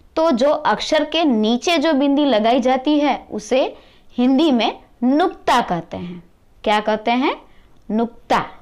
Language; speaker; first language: Hindi; non-native, local second language; Gujarati